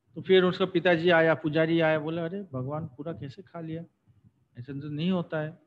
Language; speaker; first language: Hindi; non-native, local second language; Bangla